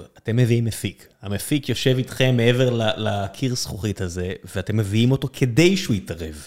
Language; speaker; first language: Hebrew; native; Hebrew